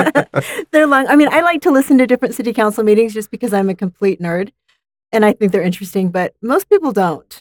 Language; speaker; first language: English; native; English